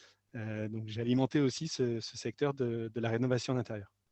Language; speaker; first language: French; native; French